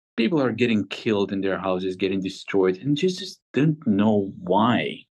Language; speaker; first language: English; non-native, fluent; Ukrainian